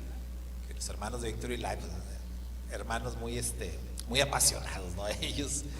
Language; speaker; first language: Spanish; native; Spanish